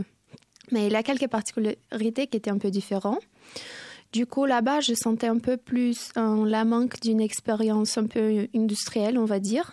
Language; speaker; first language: French; non-native, fluent; Portuguese